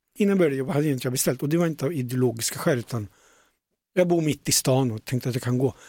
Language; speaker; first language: Swedish; early bilingual, other home language; Punjabi